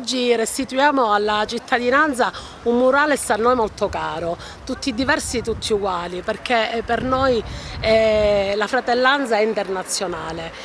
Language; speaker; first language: Italian; native; Italian